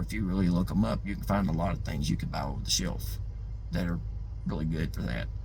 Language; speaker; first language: English; native; English